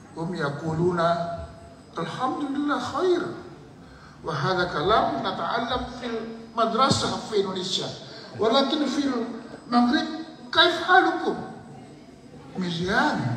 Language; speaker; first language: Arabic; non-native, learner; Indonesian